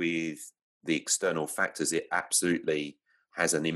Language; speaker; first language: English; native; English